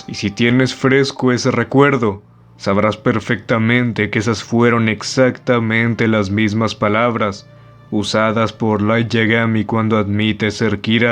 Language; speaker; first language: Spanish; native; Spanish